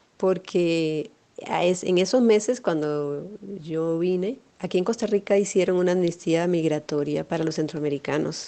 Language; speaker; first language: Spanish; native; Spanish